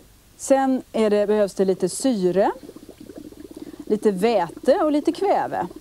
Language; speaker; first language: Swedish; native; Swedish